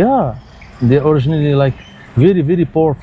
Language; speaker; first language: English; non-native, local second language; Arabic